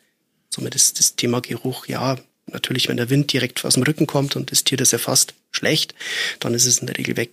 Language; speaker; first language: German; native; German